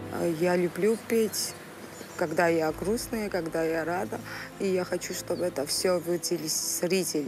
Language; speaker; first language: Russian; non-native, fluent; Georgian